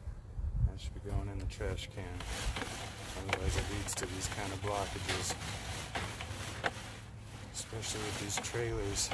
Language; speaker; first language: English; native; English